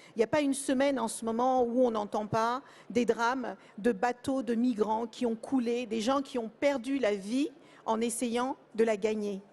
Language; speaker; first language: French; early bilingual, other home language; Kabuverdianu